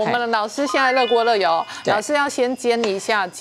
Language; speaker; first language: Chinese; native; Chinese